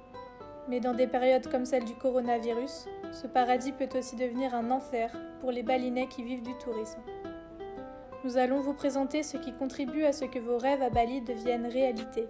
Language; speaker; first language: French; native; French